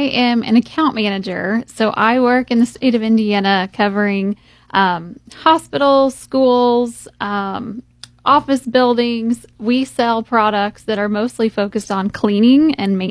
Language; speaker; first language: English; native; English